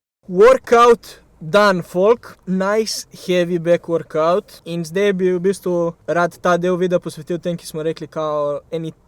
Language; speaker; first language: Slovenian; native; Slovenian